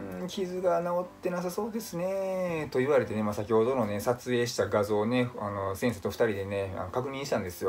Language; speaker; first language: Japanese; native; Japanese